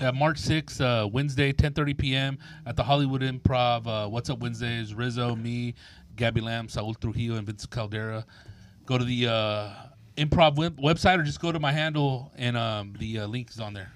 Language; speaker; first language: English; early bilingual, other home language; Spanish